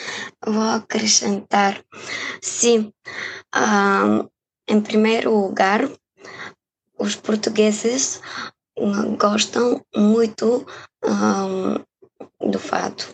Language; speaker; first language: Portuguese; non-native, fluent; Bulgarian